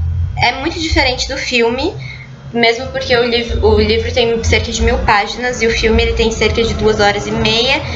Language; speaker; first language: Portuguese; native; Portuguese